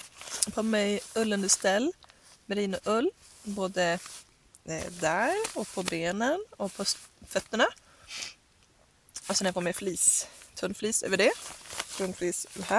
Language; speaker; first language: Swedish; native; Swedish